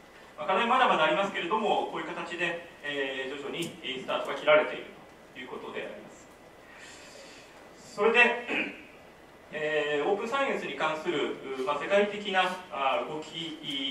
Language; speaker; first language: Japanese; native; Japanese